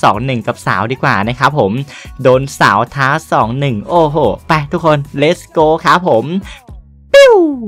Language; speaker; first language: Thai; native; Thai